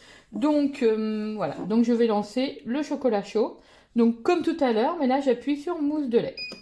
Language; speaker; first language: French; native; French